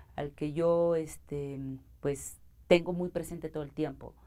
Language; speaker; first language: Spanish; native; Spanish